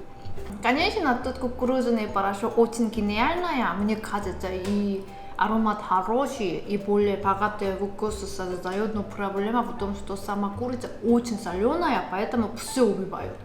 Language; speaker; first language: Russian; non-native, learner; Korean